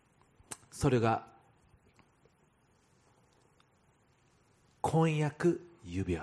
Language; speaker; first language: Japanese; non-native, fluent; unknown